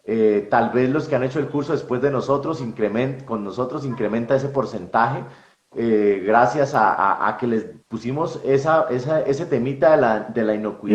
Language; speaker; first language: Spanish; native; Spanish